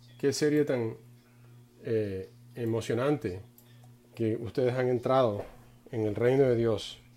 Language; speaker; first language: Spanish; non-native, fluent; English